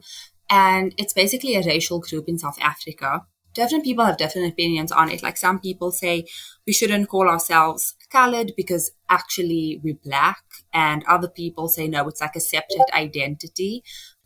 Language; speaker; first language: English; native; English